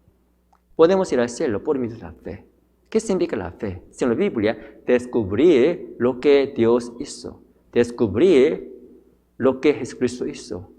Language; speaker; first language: Spanish; non-native, fluent; Korean